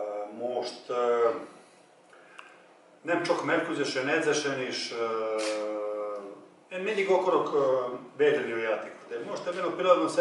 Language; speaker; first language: Hungarian; non-native, learner; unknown